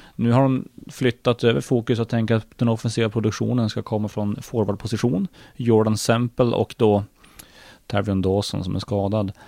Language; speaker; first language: Swedish; native; Swedish